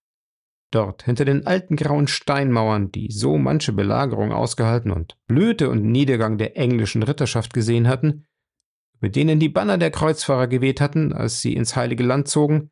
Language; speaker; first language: German; native; German